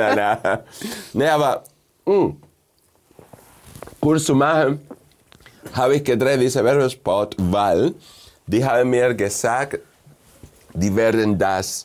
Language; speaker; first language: German; non-native, fluent; Spanish